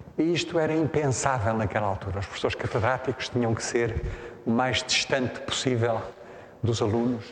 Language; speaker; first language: Portuguese; native; Portuguese